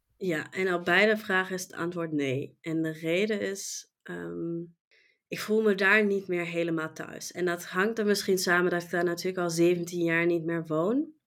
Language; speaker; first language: Dutch; non-native, fluent; German